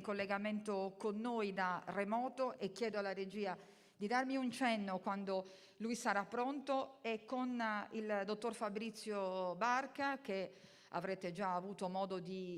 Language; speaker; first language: Italian; native; Italian